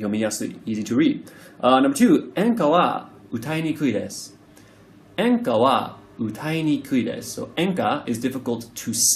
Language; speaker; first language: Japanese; non-native, fluent; English